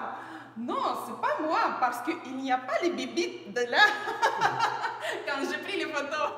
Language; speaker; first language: French; non-native, learner; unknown